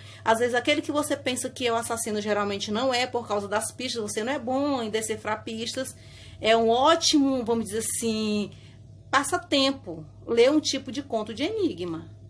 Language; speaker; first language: Portuguese; native; Portuguese